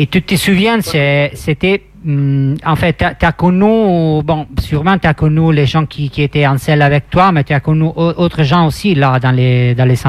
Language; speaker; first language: French; non-native, fluent; Italian